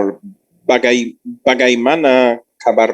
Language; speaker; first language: Indonesian; non-native, learner; English